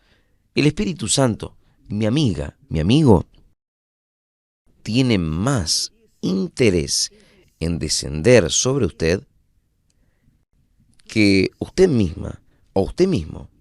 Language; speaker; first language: Spanish; non-native, fluent; Portuguese